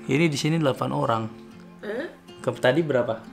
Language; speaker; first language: Indonesian; native; Indonesian